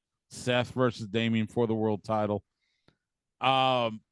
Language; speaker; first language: English; native; English